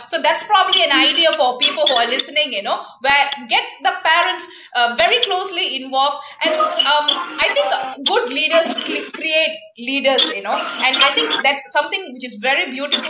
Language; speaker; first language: English; non-native, local second language; Tamil